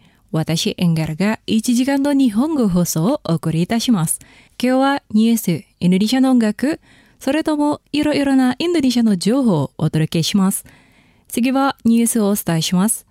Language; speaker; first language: Japanese; non-native, fluent; Indonesian